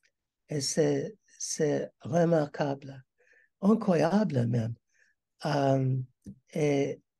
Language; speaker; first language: French; non-native, learner; English